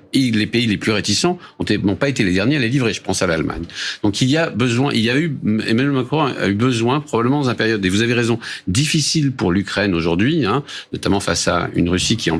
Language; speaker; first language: French; native; French